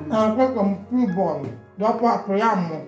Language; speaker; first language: Italian; non-native, learner; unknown